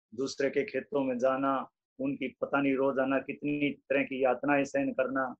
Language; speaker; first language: Hindi; native; Hindi